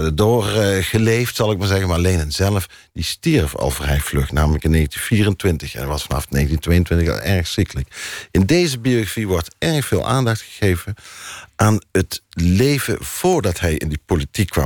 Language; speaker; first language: Dutch; native; Dutch